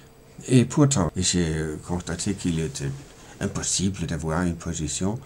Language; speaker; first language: French; non-native, fluent; Danish